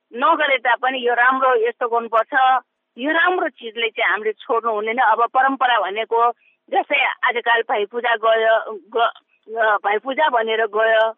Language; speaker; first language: Nepali; non-native, local second language; Newari